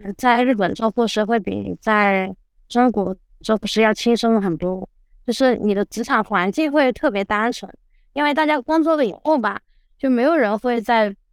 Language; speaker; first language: Chinese; native; Chinese